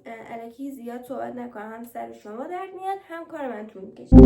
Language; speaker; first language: Persian; native; Persian